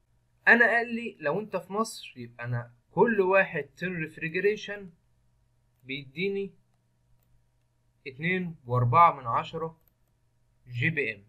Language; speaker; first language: Arabic; native; Arabic